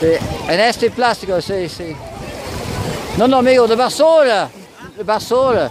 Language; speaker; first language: Spanish; non-native, learner; English